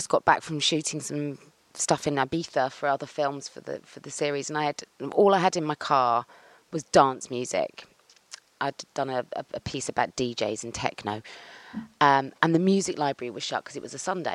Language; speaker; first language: English; native; English